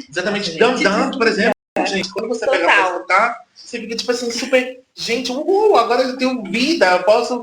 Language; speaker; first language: Portuguese; native; Portuguese